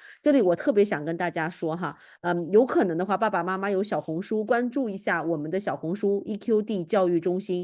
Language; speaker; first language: Chinese; native; Chinese